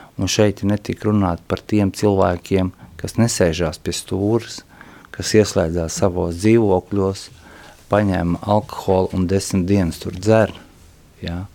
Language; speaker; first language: Latvian; non-native, local second language; Russian